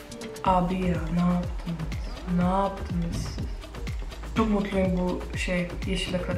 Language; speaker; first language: Turkish; non-native, fluent; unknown